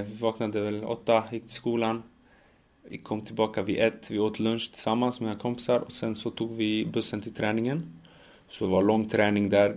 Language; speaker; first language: Swedish; early bilingual, other home language; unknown